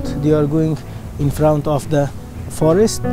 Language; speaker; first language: English; non-native, learner; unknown